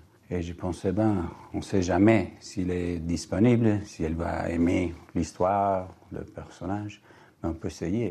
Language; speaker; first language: French; non-native, fluent; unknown